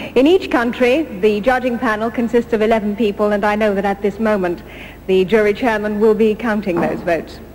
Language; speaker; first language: English; native; English